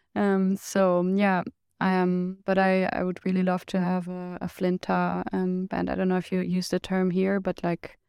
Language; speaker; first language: English; non-native, fluent; German